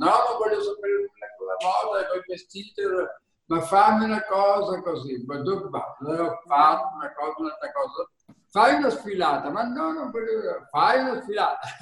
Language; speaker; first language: Italian; early bilingual, heritage; Italian